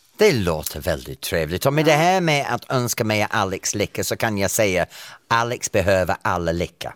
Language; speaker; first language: Swedish; non-native, fluent; English